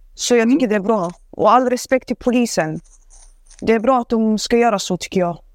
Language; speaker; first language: Swedish; early bilingual, other home language; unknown